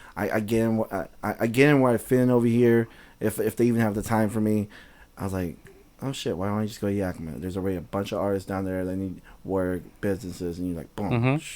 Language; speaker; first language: English; native; English